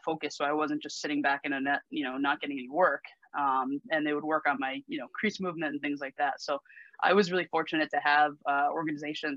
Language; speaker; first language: English; native; English